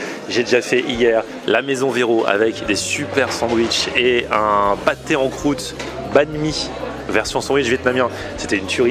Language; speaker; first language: French; native; French